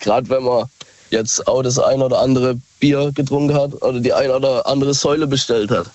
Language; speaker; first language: German; native; German